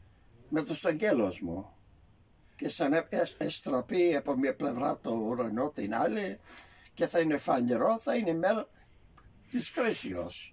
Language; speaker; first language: Greek; early bilingual, heritage; Greek